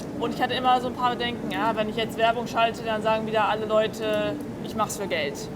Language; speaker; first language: German; native; German